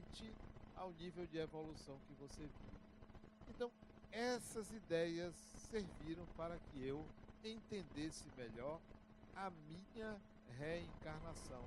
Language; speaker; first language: Portuguese; native; Portuguese